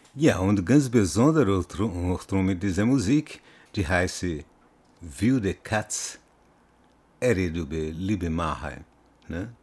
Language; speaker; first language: German; non-native, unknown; Portuguese